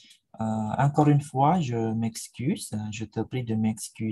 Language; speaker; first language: French; non-native, fluent; Indonesian